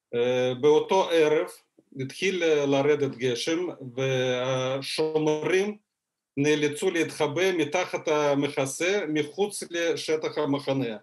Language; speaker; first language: Hebrew; non-native, fluent; Russian